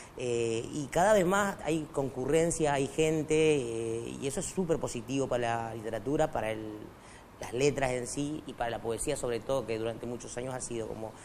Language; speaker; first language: Spanish; non-native, local second language; Quechua